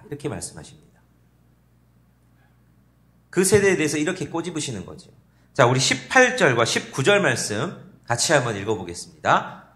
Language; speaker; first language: Korean; native; Korean